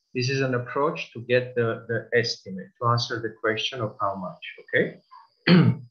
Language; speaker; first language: English; non-native, fluent; Armenian